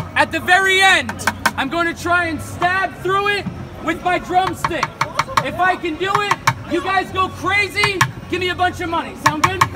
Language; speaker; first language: English; native; English